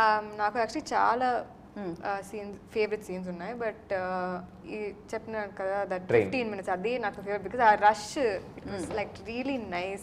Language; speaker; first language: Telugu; non-native, local second language; Tamil